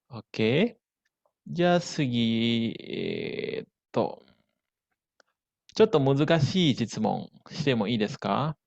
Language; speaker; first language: Japanese; non-native, fluent; Indonesian